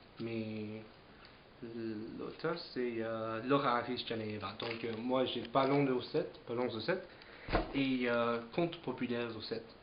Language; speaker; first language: French; non-native, fluent; English